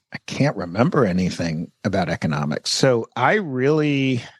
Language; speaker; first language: English; native; English